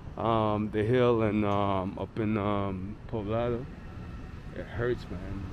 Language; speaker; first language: English; native; English